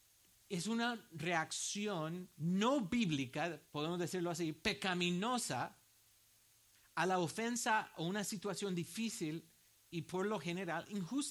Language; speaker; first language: Spanish; non-native, fluent; English